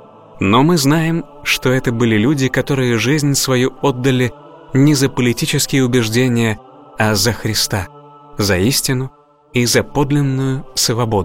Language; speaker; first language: Russian; native; Russian